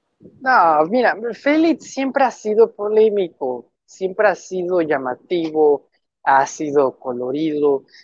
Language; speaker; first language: Spanish; native; Spanish